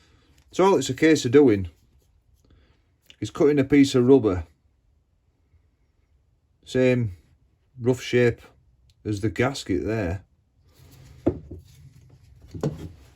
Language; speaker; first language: English; native; English